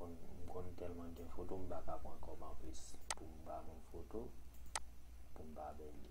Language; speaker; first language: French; non-native, learner; Haitian Creole